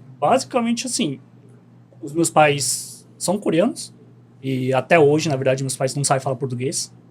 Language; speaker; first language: Portuguese; early bilingual, other home language; Korean